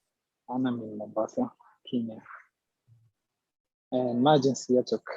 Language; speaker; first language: Arabic; non-native, learner; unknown